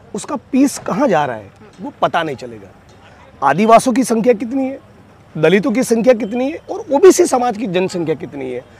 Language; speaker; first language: Hindi; non-native, local second language; Gujarati